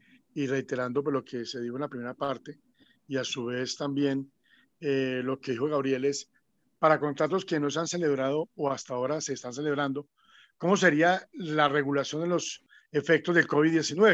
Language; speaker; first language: Spanish; native; Spanish